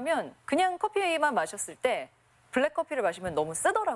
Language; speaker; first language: Korean; native; Korean